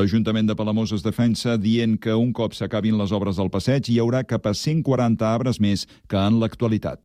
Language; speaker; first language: Catalan; native; Catalan